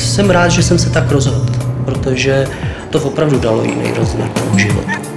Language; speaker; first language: Czech; native; Czech